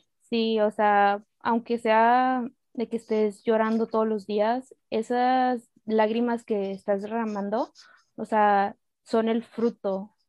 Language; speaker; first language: Spanish; native; Spanish